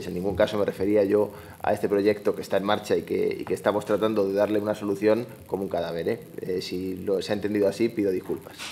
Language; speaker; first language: Spanish; native; Spanish